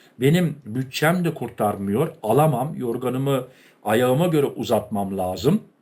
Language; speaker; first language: Turkish; early bilingual, heritage; Turkish